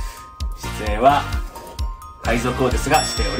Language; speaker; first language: Japanese; native; Japanese